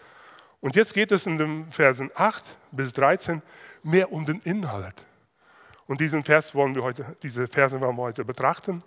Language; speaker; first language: German; non-native, fluent; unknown